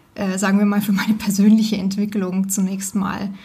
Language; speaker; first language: German; native; German